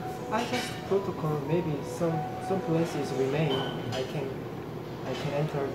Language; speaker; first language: English; non-native, learner; Korean